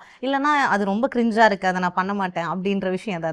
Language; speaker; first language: Tamil; native; Tamil